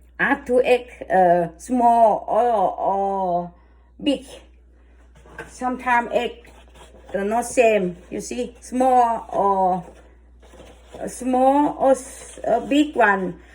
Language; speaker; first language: English; non-native, learner; Thai